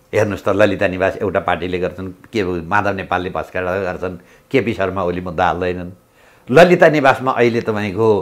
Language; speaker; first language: Nepali; native; Nepali